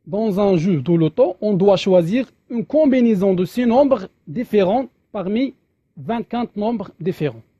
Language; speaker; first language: French; non-native, local second language; Arabic